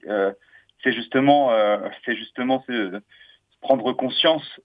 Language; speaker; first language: French; native; French